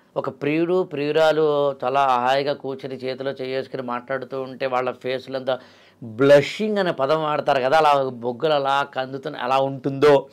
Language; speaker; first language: Telugu; native; Telugu